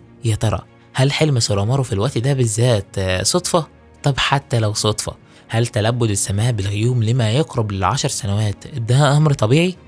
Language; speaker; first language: Arabic; native; Arabic